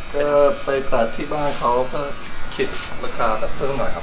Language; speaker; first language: Thai; early bilingual, heritage; Thai